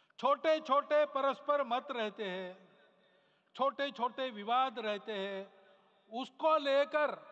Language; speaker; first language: Hindi; non-native, local second language; Marathi